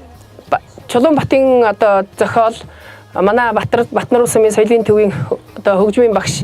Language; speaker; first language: Mongolian; native; Mongolian